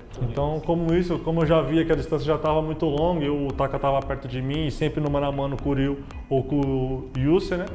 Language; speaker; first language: Portuguese; native; Portuguese